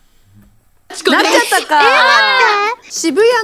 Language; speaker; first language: Japanese; native; Japanese